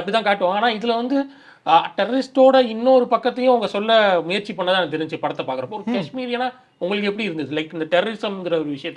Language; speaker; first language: Tamil; native; Tamil